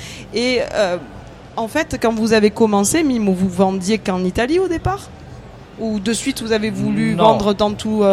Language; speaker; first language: French; native; French